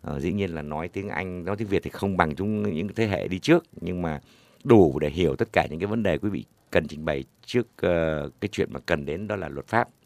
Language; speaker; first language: Vietnamese; native; Vietnamese